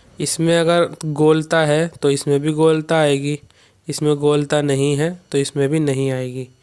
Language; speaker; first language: Urdu; native; Urdu